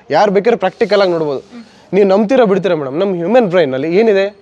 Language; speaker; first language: Kannada; native; Kannada